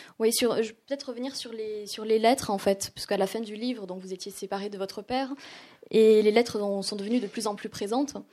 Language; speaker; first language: French; native; French